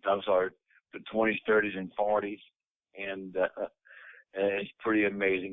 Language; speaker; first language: English; native; English